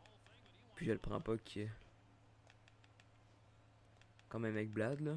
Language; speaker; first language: French; native; French